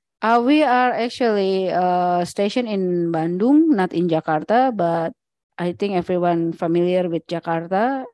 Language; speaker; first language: English; non-native, learner; Indonesian